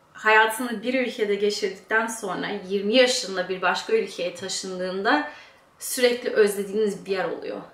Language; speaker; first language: Turkish; early bilingual, heritage; Turkish